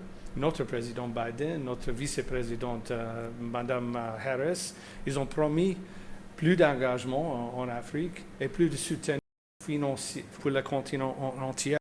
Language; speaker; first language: French; non-native, fluent; English